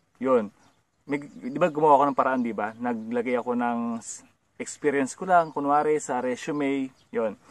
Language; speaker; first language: Filipino; native; Filipino